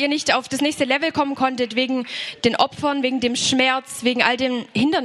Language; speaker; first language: German; native; German